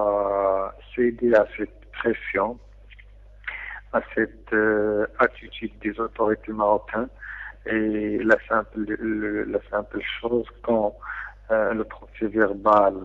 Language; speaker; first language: French; non-native, local second language; Arabic